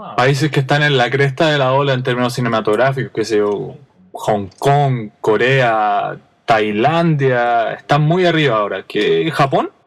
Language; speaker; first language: Spanish; native; Spanish